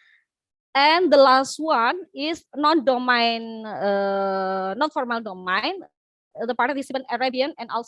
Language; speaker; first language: English; non-native, learner; Indonesian